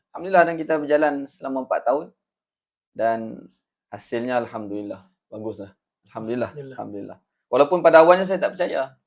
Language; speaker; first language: Malay; native; Malay